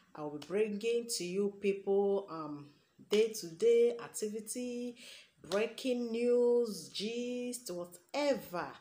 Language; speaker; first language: English; non-native, local second language; Igbo